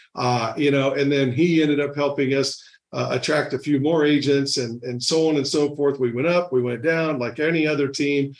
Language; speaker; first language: English; native; English